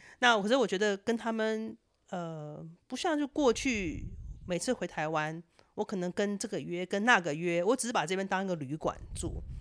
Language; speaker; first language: Chinese; native; Chinese